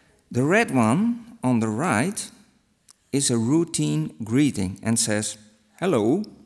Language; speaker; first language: English; non-native, fluent; Western Frisian